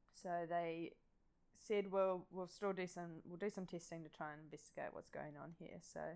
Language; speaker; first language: English; native; English